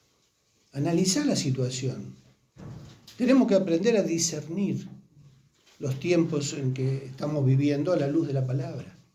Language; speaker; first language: Spanish; native; Spanish